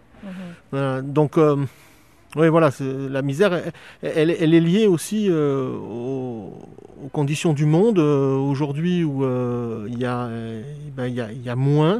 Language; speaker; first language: French; native; French